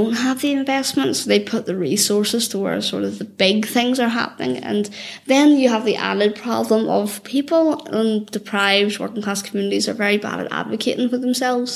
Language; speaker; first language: English; native; English